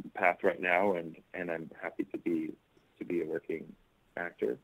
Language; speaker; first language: English; native; English